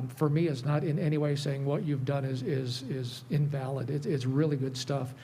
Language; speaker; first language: English; native; English